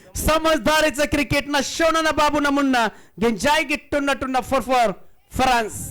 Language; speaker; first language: Hindi; non-native, local second language; Marathi